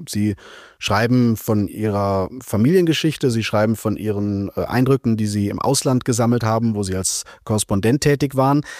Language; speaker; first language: German; native; German